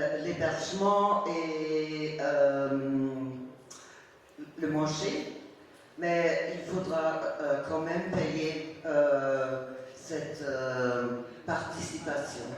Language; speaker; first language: French; non-native, fluent; German